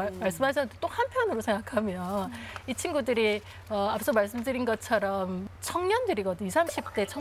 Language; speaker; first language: Korean; native; Korean